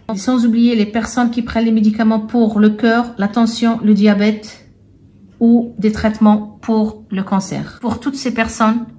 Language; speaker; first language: French; non-native, local second language; Arabic